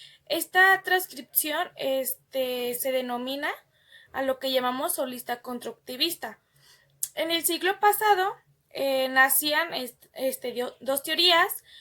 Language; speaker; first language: Spanish; native; Spanish